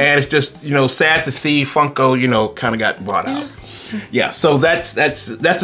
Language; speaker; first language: English; native; English